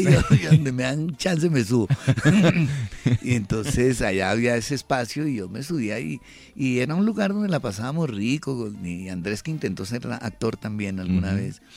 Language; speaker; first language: Spanish; native; Spanish